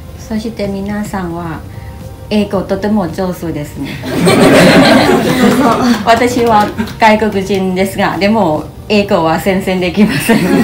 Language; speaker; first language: Japanese; non-native, learner; Thai